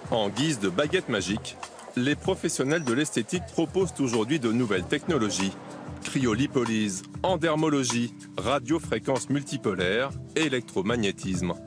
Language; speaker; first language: French; native; French